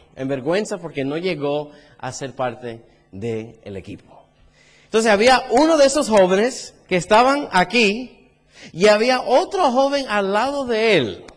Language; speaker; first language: Spanish; early bilingual, heritage; Spanish